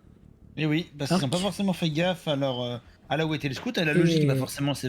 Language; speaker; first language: French; native; French